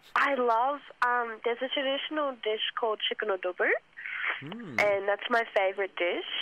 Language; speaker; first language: English; non-native, local second language; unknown